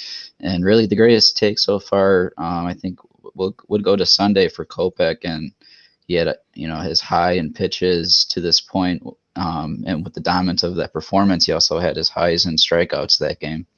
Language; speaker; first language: English; native; English